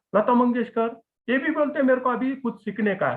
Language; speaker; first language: Hindi; non-native, local second language; Marathi